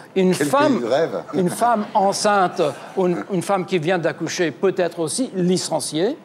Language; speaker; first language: French; non-native, fluent; English